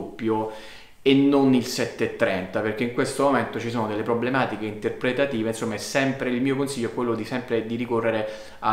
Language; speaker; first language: Italian; native; Italian